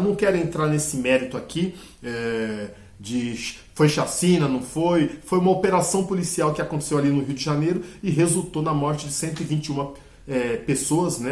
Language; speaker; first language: Portuguese; native; Portuguese